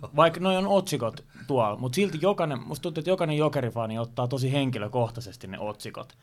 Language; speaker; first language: Finnish; native; Finnish